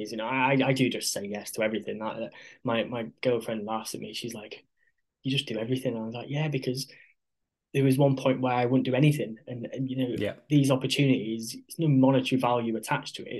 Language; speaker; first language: English; native; English